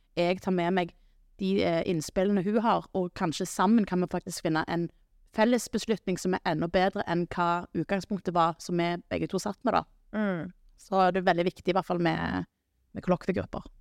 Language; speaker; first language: Norwegian; native; Norwegian